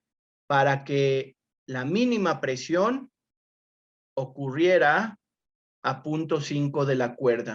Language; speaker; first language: Spanish; native; Spanish